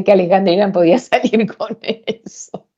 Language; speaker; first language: Spanish; native; Spanish